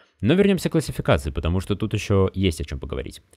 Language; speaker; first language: Russian; native; Russian